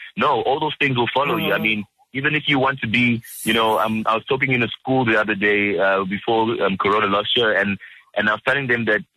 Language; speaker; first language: English; early bilingual, other home language; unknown